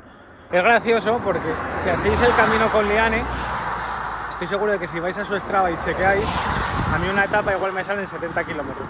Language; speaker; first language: Spanish; native; Spanish